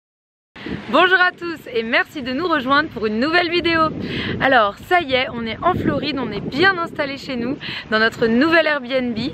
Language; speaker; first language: French; native; French